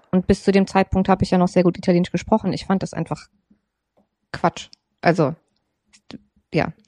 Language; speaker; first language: German; native; German